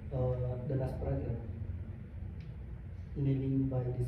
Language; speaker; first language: English; non-native, learner; Indonesian